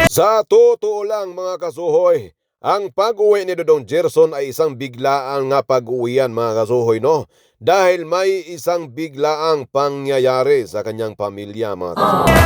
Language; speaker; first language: Filipino; non-native, local second language; Cebuano